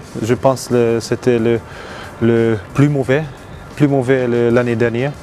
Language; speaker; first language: French; non-native, learner; Hungarian